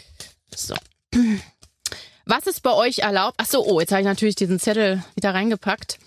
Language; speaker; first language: German; native; German